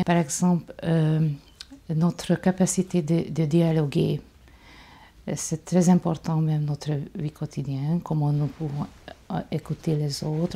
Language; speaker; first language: French; non-native, fluent; Hungarian